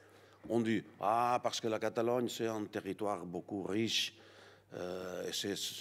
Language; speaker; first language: French; non-native, learner; Catalan